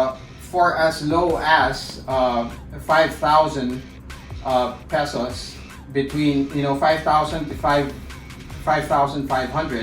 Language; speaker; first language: English; non-native, local second language; Filipino